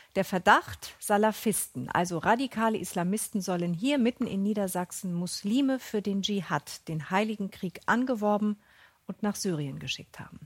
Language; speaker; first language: German; native; German